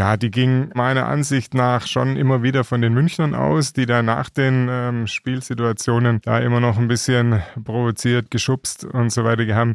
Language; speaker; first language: German; native; German